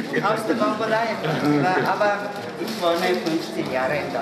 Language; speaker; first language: German; non-native, learner; Mongolian